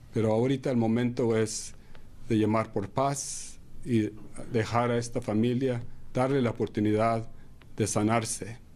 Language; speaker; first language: Spanish; early bilingual, heritage; Spanish